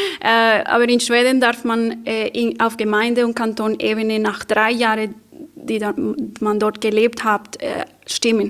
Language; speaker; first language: German; non-native, fluent; Spanish